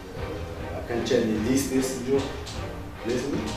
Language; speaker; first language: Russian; non-native, local second language; Kyrgyz